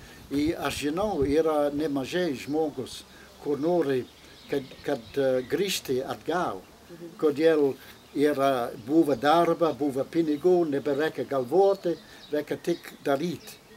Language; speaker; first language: Lithuanian; non-native, learner; English